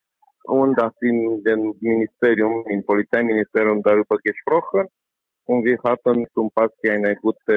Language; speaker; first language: German; non-native, learner; Romanian